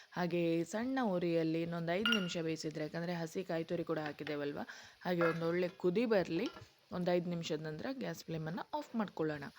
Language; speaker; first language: Kannada; non-native, local second language; Tulu